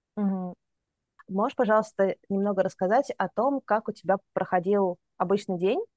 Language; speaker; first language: Russian; native; Russian